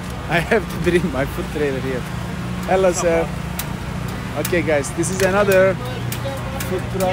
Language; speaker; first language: English; non-native, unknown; Turkish